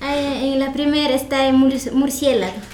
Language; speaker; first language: Spanish; non-native, local second language; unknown